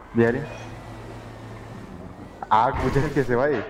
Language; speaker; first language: Hindi; native; Hindi